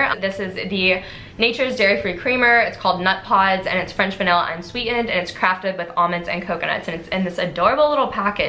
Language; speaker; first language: English; native; English